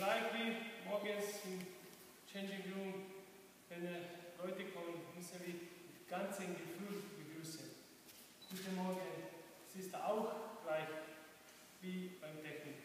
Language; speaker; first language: German; non-native, learner; Serbian